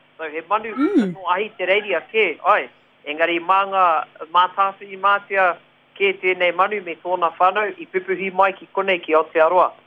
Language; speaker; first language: Māori; non-native, local second language; English